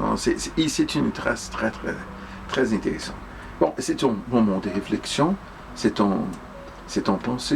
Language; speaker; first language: French; non-native, fluent; Portuguese